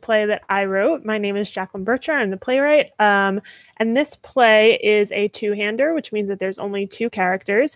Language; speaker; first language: English; native; English